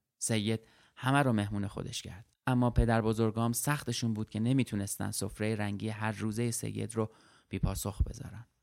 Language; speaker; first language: Persian; early bilingual, other home language; Arabic